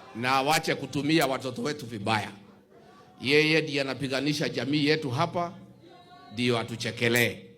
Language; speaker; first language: Swahili; non-native, local second language; Kikuyu